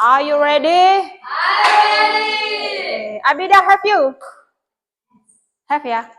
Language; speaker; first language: English; non-native, learner; Indonesian